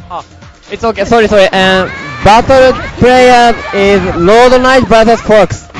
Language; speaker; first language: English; non-native, learner; Japanese